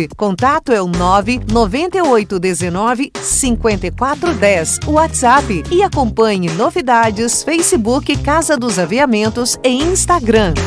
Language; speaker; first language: Portuguese; native; Portuguese